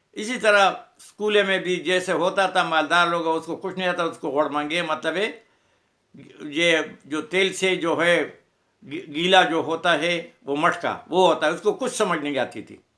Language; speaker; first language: Urdu; non-native, local second language; Pashto